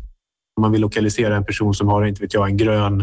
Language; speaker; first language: Swedish; native; Swedish